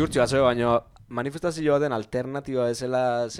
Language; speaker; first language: Basque; native; Basque